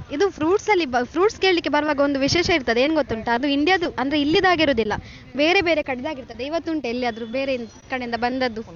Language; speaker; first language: Kannada; non-native, local second language; Tulu